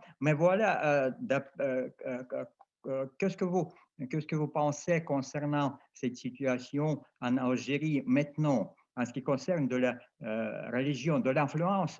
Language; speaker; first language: French; non-native, fluent; Russian